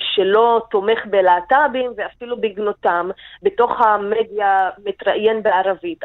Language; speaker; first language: Hebrew; non-native, local second language; Arabic